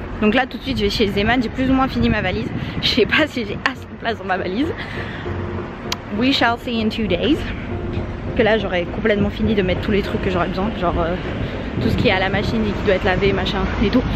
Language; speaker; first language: French; native; French